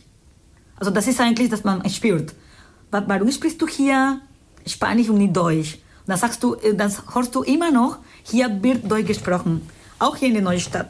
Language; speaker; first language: German; non-native, fluent; Spanish